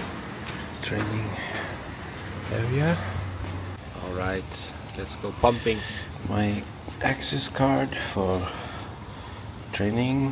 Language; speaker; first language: English; non-native, learner; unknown